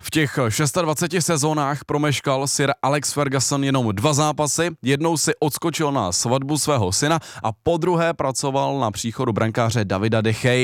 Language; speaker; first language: Czech; native; Czech